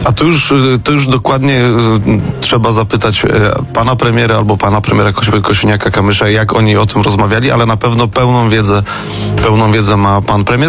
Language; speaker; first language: Polish; native; Polish